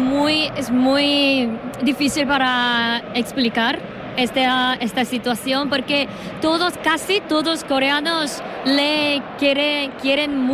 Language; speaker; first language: Spanish; non-native, learner; Korean